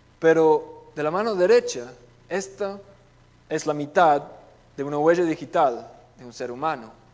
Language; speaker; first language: Spanish; non-native, fluent; English